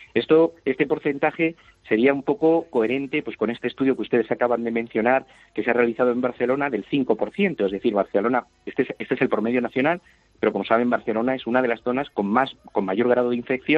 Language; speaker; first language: Spanish; native; Spanish